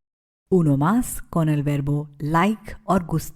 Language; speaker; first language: Spanish; non-native, fluent; English